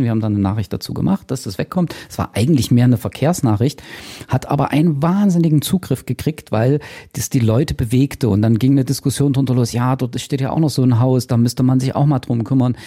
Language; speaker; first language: German; native; German